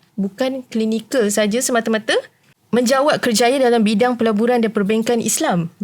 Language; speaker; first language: Malay; native; Malay